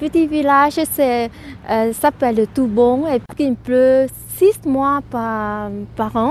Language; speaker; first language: French; non-native, fluent; Vietnamese